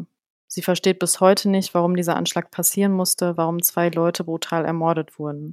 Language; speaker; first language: German; native; German